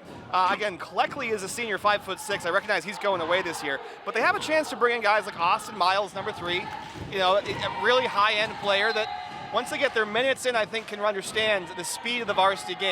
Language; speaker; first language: English; native; English